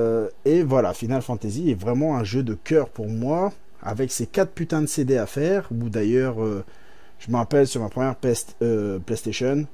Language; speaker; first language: French; native; French